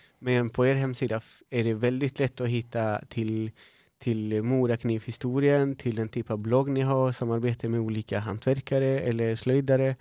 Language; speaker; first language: Swedish; non-native, fluent; Spanish